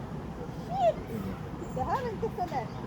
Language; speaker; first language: Swedish; non-native, fluent; Filipino